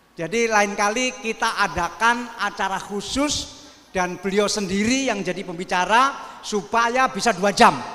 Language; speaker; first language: Indonesian; native; Indonesian